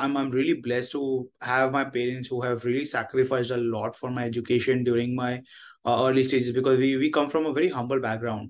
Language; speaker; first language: English; non-native, local second language; Hindi